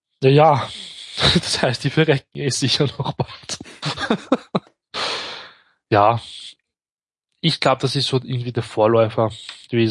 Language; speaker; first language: German; native; German